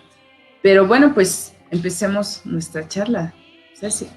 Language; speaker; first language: Spanish; native; Spanish